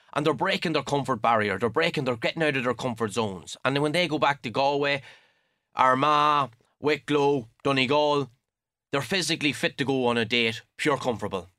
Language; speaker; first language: English; native; English